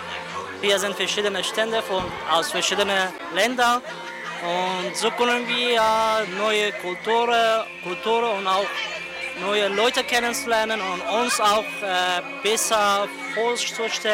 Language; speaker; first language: German; non-native, fluent; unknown